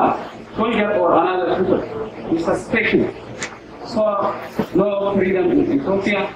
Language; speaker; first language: English; non-native, learner; Oromo